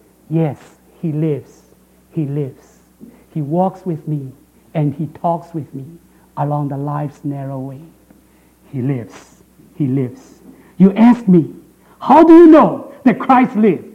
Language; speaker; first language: English; non-native, fluent; Chinese